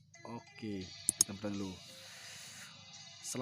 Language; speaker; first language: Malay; non-native, local second language; Achinese